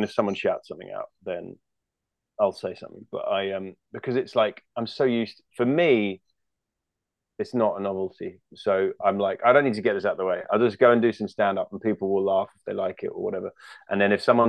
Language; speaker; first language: English; native; English